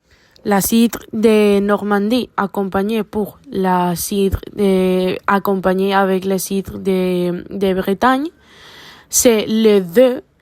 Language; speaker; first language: French; non-native, learner; Spanish